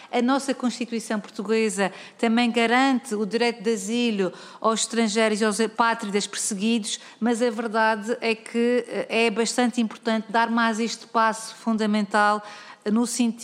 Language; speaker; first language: Portuguese; native; Portuguese